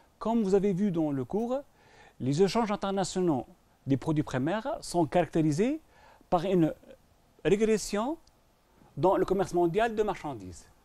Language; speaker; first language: French; non-native, local second language; Arabic